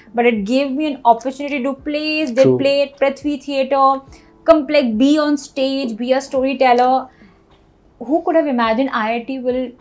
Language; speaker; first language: English; non-native, local second language; Hindi